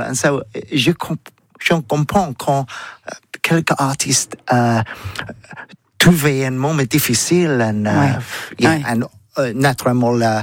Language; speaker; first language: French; non-native, learner; English